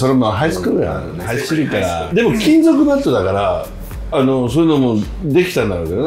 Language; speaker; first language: Japanese; native; Japanese